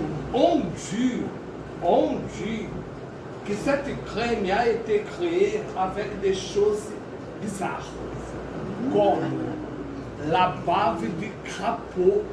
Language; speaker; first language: French; non-native, learner; Portuguese